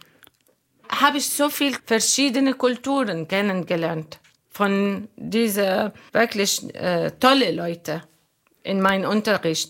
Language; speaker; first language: German; non-native, learner; Arabic